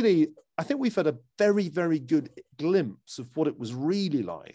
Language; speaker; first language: English; native; English